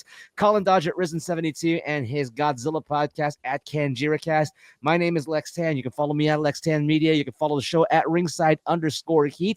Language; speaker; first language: English; native; English